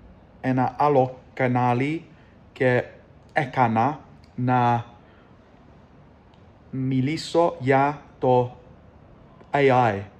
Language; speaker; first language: Greek; non-native, learner; English